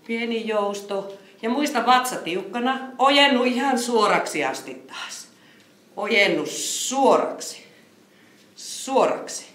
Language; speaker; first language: Finnish; native; Finnish